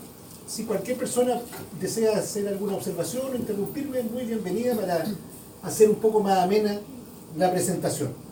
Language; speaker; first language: Spanish; native; Spanish